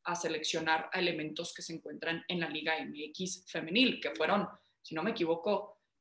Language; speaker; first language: Spanish; early bilingual, heritage; Spanish